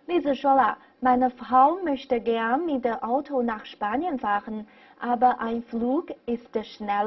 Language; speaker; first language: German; non-native, fluent; Chinese